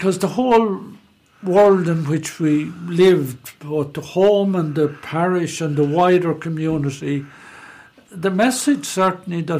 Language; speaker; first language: English; native; English